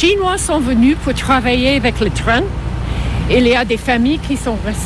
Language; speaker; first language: French; non-native, fluent; English